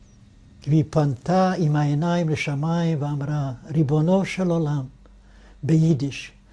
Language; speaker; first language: Hebrew; non-native, fluent; Yiddish